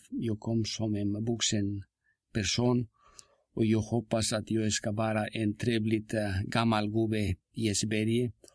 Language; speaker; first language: Swedish; non-native, fluent; Spanish